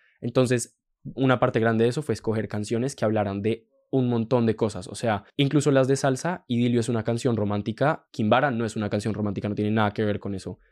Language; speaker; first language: Spanish; native; Spanish